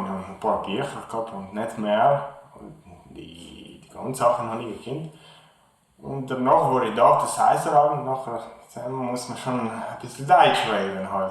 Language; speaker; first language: German; non-native, learner; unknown